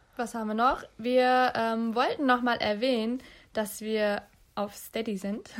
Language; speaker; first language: German; early bilingual, other home language; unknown